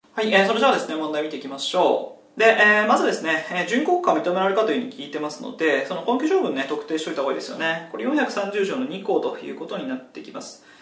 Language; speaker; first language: Japanese; native; Japanese